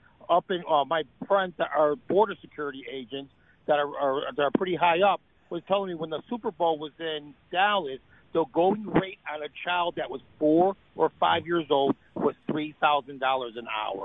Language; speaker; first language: English; native; English